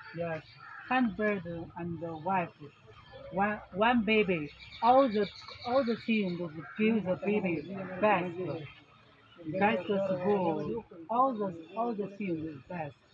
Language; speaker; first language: English; non-native, learner; Chinese